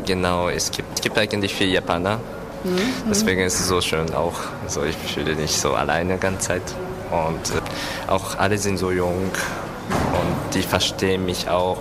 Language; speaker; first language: German; non-native, learner; Japanese